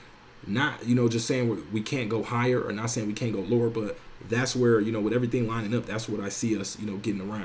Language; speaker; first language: English; native; English